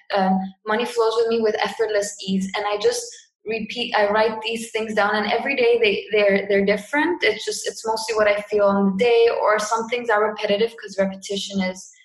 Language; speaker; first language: English; non-native, fluent; Greek